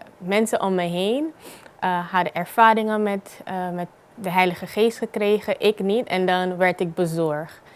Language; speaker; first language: Dutch; non-native, local second language; Papiamento